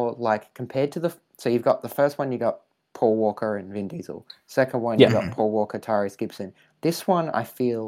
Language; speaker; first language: English; native; English